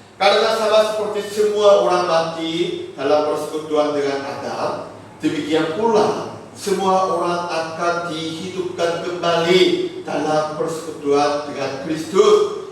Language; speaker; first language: Indonesian; non-native, fluent; Korean